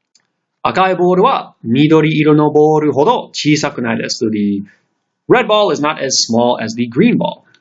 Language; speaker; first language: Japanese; non-native, fluent; English